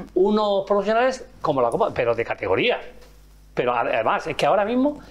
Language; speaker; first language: Spanish; native; Spanish